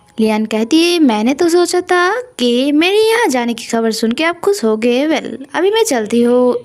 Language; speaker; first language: Hindi; non-native, local second language; Bangla